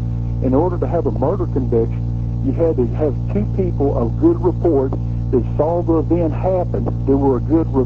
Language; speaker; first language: English; native; English